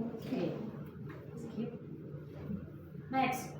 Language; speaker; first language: English; non-native, learner; Indonesian